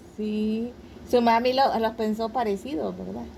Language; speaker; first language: Spanish; native; Spanish